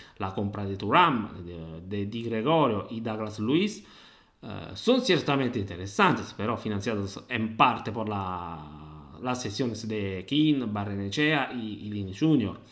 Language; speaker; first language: Spanish; non-native, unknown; Italian